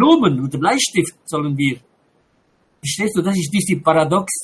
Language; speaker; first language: German; non-native, fluent; Arabic